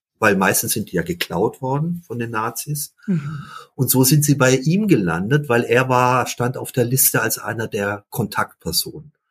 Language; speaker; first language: German; early bilingual, other home language; Dutch